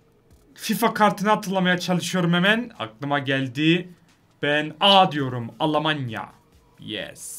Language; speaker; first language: Turkish; native; Turkish